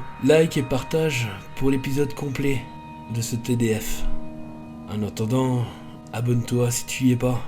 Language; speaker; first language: French; native; French